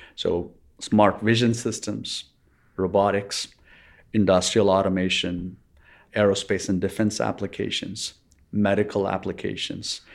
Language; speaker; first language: English; non-native, local second language; Tamil